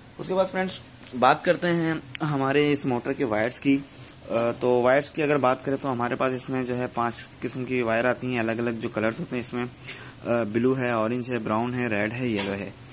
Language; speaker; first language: Urdu; native; Urdu